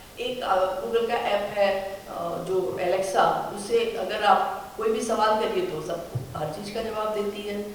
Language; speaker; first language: Hindi; native; Hindi